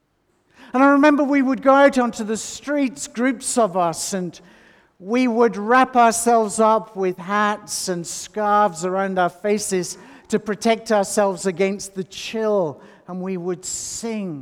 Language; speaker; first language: English; native; English